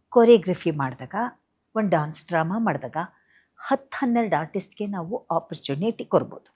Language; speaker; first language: Kannada; native; Kannada